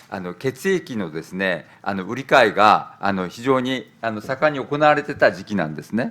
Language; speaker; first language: Japanese; native; Japanese